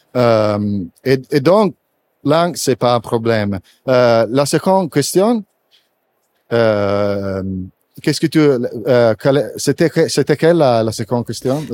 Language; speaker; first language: French; non-native, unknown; Italian